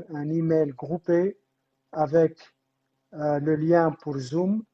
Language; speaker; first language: French; non-native, local second language; Arabic